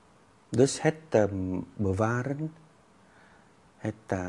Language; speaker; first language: Dutch; non-native, fluent; Vietnamese